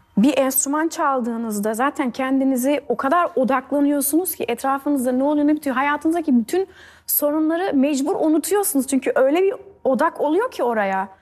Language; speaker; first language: Turkish; early bilingual, heritage; Turkish